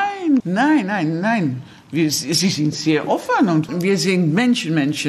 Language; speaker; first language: German; non-native, learner; Dutch